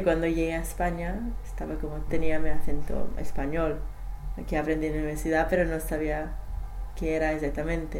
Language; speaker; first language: Spanish; non-native, learner; English